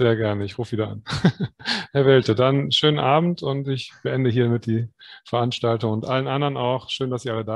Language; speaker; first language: German; native; German